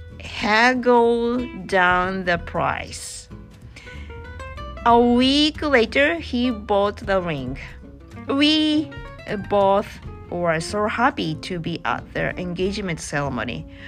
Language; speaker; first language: English; non-native, learner; Japanese